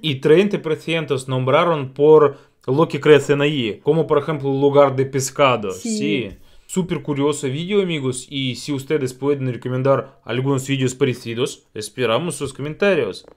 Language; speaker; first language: Spanish; non-native, learner; Russian